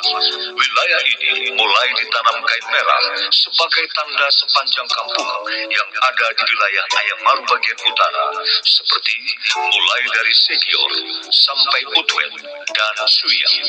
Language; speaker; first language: Indonesian; native; Indonesian